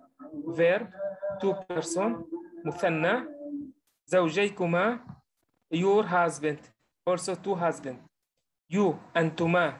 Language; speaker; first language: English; non-native, learner; Arabic